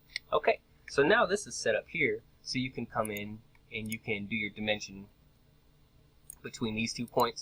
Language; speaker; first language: English; native; English